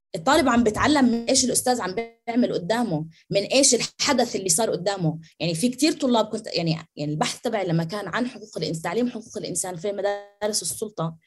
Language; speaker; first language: Arabic; native; Arabic